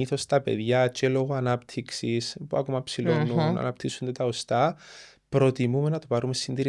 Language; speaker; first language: Greek; native; Greek